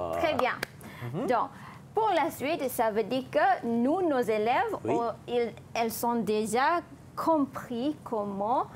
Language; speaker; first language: French; non-native, fluent; Malay